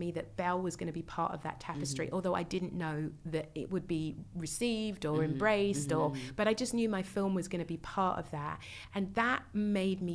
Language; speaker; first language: English; native; English